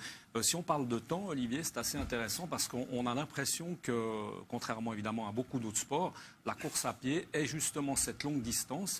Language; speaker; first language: French; native; French